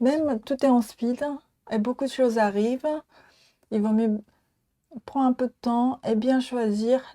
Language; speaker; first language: French; non-native, learner; Japanese